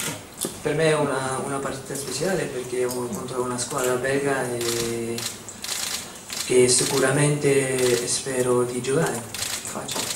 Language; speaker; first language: Italian; non-native, fluent; Dutch